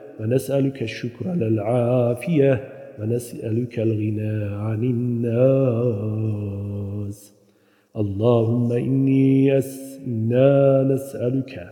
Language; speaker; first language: Arabic; non-native, fluent; Turkish